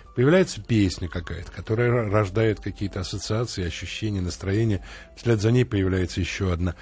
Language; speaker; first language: Russian; native; Russian